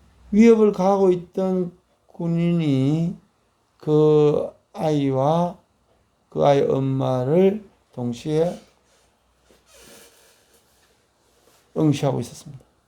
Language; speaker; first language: Korean; native; Korean